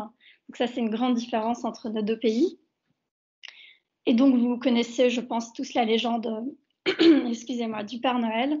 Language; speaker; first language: French; native; French